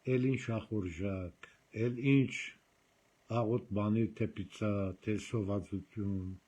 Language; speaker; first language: Armenian; native; Armenian